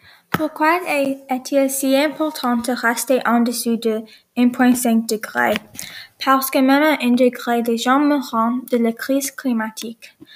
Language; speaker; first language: French; non-native, learner; English